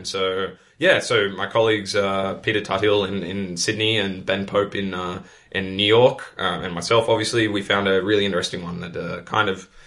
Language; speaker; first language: English; native; English